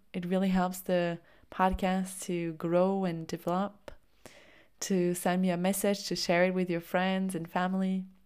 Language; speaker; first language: English; non-native, fluent; French